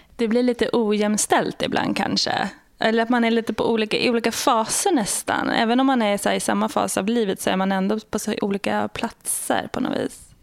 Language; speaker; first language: Swedish; native; Swedish